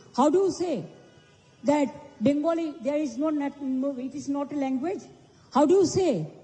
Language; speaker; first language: English; non-native, local second language; Bangla